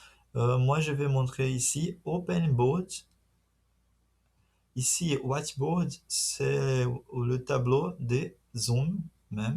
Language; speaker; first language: French; non-native, fluent; Portuguese